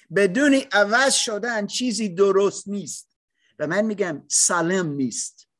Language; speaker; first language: Persian; non-native, learner; English